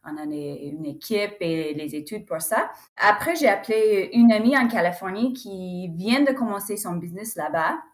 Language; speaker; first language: French; non-native, fluent; English